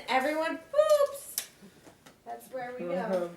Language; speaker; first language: English; native; English